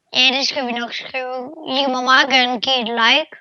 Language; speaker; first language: Danish; native; Danish